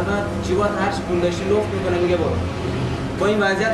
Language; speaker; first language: Persian; native; Persian